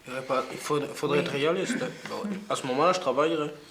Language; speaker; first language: French; native; French